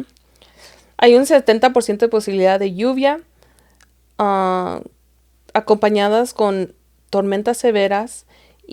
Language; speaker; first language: Spanish; early bilingual, heritage; Spanish